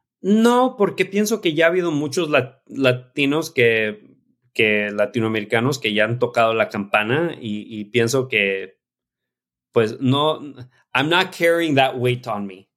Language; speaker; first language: Spanish; early bilingual, heritage; Spanish